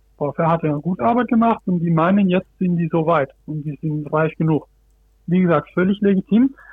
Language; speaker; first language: German; non-native, fluent; Spanish